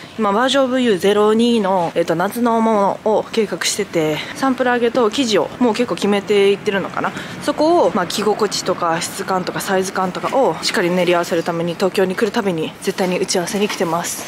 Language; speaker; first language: Japanese; native; Japanese